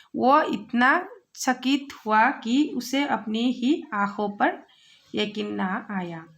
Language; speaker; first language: Hindi; non-native, local second language; Assamese